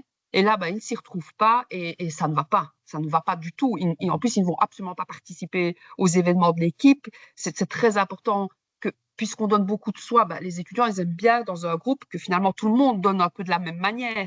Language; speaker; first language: French; native; French